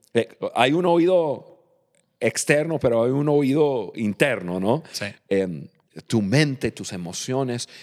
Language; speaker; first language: Spanish; non-native, fluent; English